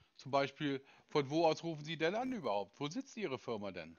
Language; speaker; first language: German; native; German